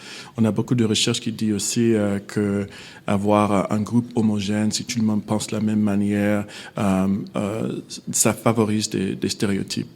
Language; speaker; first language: French; non-native, fluent; English